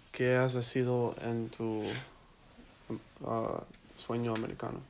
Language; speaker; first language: Spanish; early bilingual, heritage; Spanish